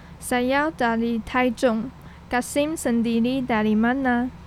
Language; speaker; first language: Indonesian; non-native, learner; Chinese